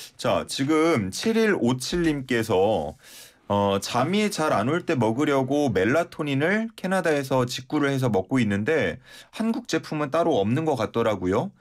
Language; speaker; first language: Korean; native; Korean